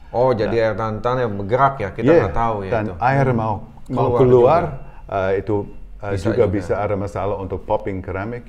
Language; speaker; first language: Indonesian; non-native, learner; English